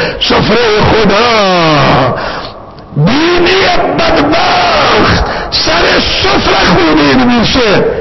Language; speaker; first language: Persian; non-native, local second language; Baluchi